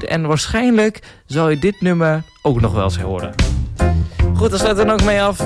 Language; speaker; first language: Dutch; native; Dutch